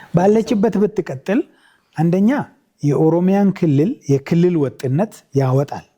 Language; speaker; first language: Amharic; non-native, local second language; Oromo